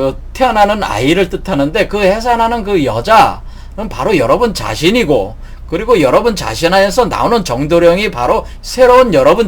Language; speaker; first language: Korean; native; Korean